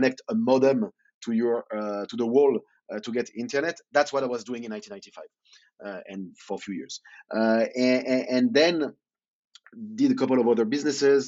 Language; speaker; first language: English; non-native, fluent; French